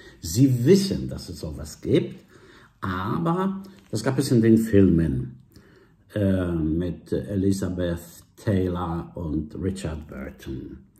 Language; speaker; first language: German; non-native, fluent; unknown